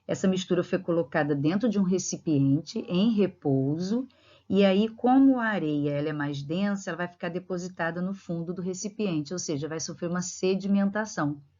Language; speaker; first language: Portuguese; native; Portuguese